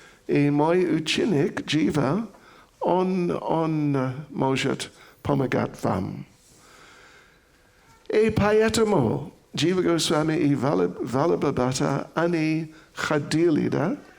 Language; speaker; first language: Russian; non-native, learner; English